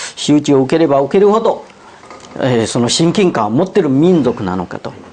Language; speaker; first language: Japanese; non-native, fluent; Chinese